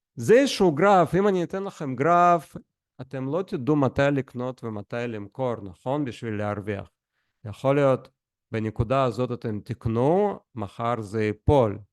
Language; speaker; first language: Hebrew; non-native, fluent; Russian